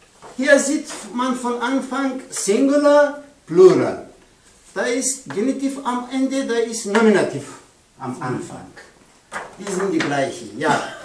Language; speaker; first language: German; non-native, learner; Pashto